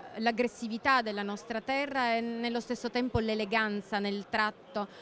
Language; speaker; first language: Italian; native; Italian